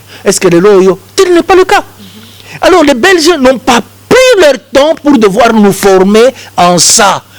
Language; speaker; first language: French; non-native, local second language; Lingala